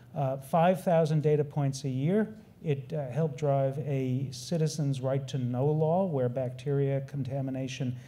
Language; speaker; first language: English; native; English